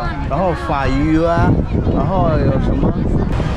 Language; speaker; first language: Chinese; non-native, learner; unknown